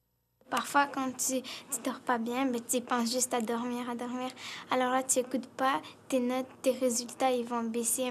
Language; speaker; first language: French; native; French